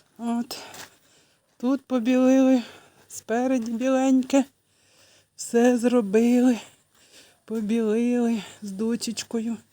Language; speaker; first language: Ukrainian; native; Ukrainian